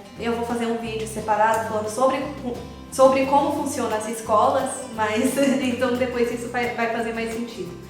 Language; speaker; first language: Portuguese; early bilingual, other home language; English